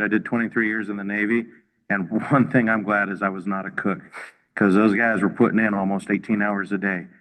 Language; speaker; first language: English; native; English